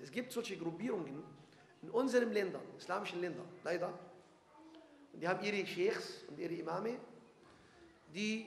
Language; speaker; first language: German; non-native, fluent; Arabic